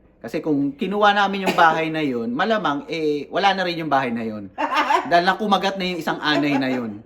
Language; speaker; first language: Filipino; native; Filipino